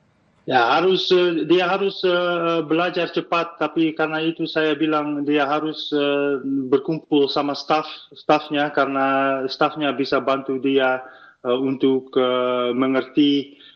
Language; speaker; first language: Indonesian; early bilingual, heritage; Dutch